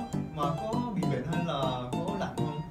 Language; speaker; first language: Vietnamese; non-native, fluent; Korean